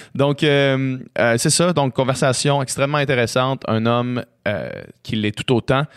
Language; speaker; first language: French; native; French